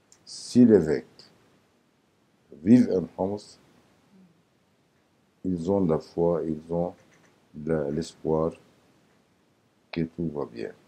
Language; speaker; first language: French; non-native, learner; Arabic